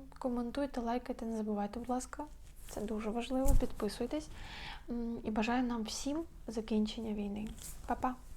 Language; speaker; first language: Ukrainian; non-native, local second language; Russian